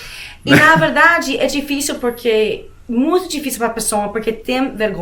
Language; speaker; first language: Portuguese; non-native, fluent; Spanish